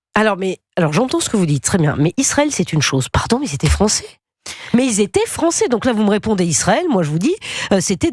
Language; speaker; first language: French; native; French